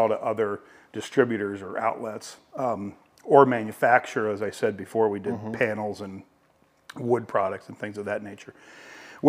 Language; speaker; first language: English; native; English